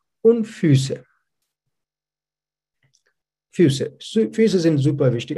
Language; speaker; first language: German; non-native, learner; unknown